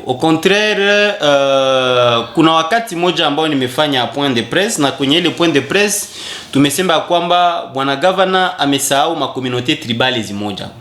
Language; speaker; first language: Swahili; native; Swahili